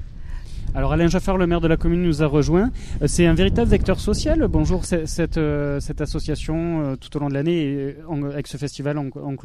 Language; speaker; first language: French; native; French